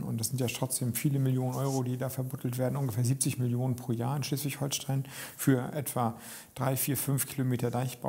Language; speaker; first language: German; native; German